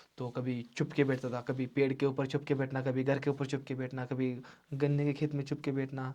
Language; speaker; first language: Hindi; non-native, local second language; Marathi